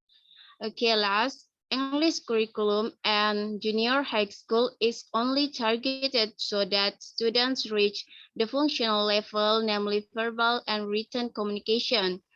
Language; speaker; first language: English; non-native, learner; Indonesian